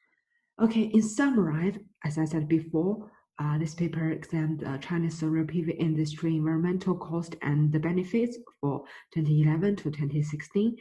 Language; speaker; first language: English; non-native, fluent; Chinese